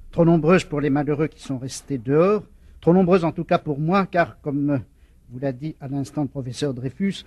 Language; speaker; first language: French; native; French